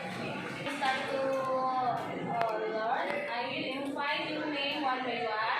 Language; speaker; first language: English; non-native, learner; Indonesian